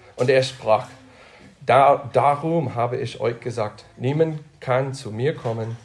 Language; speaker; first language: German; non-native, fluent; English